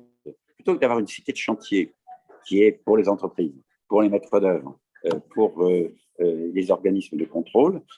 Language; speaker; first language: French; native; French